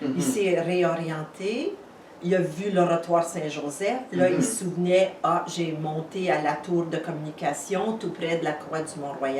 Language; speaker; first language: French; native; French